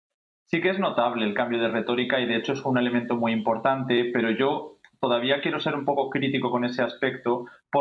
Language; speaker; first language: Spanish; native; Spanish